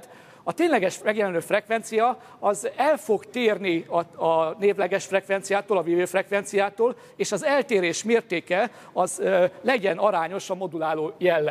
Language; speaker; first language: Hungarian; native; Hungarian